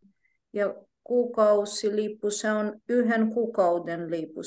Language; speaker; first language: Finnish; non-native, fluent; Ukrainian